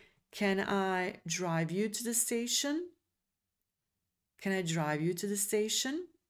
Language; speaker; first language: English; non-native, fluent; Serbian